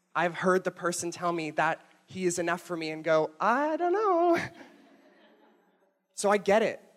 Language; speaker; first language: English; native; English